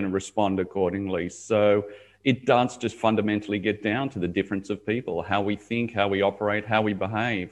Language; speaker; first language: English; native; English